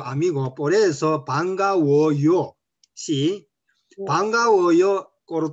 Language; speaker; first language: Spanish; non-native, learner; Korean